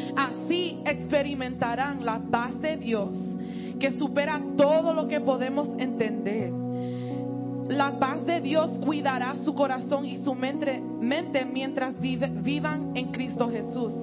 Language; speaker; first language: Spanish; early bilingual, heritage; Spanish